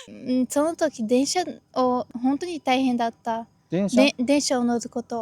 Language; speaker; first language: Japanese; non-native, learner; Portuguese